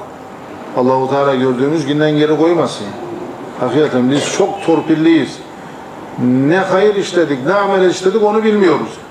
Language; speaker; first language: Turkish; native; Turkish